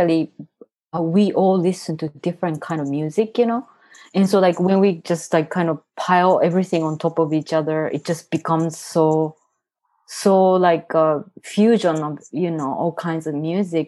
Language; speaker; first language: English; non-native, fluent; Japanese